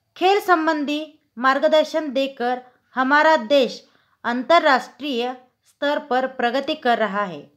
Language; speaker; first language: Hindi; non-native, local second language; Marathi